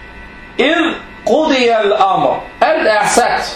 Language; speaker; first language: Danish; early bilingual, other home language; Arabic